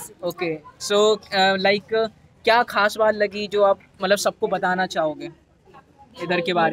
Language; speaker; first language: Hindi; native; Hindi